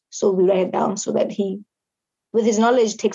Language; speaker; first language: English; non-native, local second language; Southern Sotho